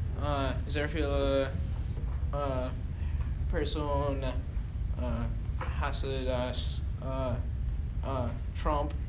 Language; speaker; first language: German; non-native, learner; English